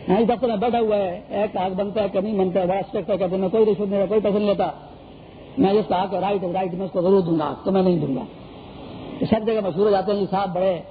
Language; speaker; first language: Urdu; non-native, local second language; Pashto